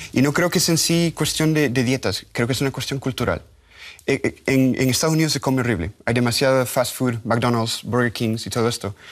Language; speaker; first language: Spanish; native; Spanish